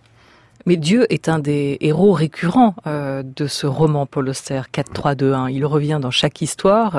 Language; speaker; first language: French; native; French